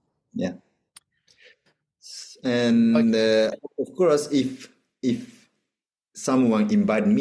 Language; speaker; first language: English; non-native, learner; Japanese